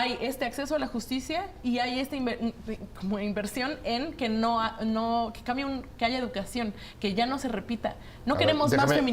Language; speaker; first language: Spanish; native; Spanish